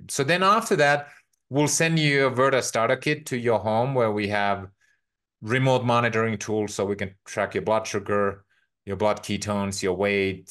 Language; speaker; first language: English; non-native, fluent; Finnish